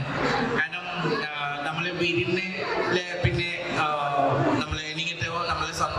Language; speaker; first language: Malayalam; non-native, learner; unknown